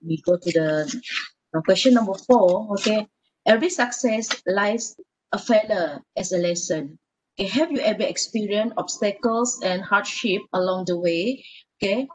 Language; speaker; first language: English; non-native, local second language; Malay